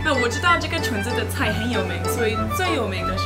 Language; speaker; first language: Chinese; non-native, fluent; English